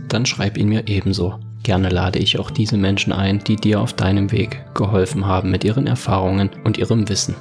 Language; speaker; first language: German; native; German